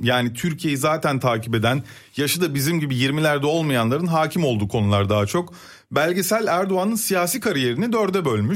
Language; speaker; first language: Turkish; native; Turkish